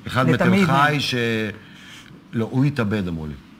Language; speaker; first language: Hebrew; native; Hebrew